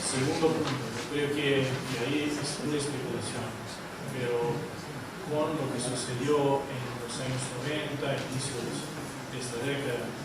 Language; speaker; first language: Spanish; non-native, fluent; Portuguese